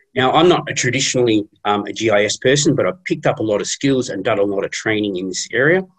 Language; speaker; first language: English; native; English